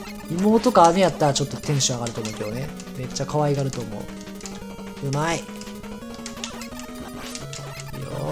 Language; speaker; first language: Japanese; native; Japanese